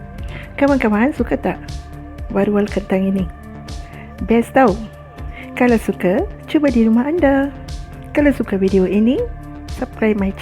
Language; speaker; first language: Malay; non-native, local second language; Tamil